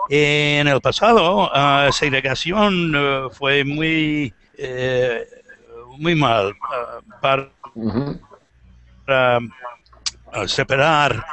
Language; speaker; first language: Spanish; non-native, learner; English